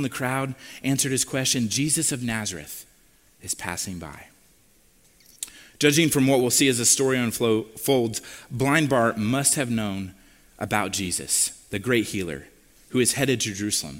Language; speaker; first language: English; native; English